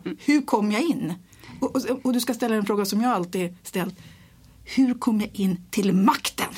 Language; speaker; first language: Swedish; native; Swedish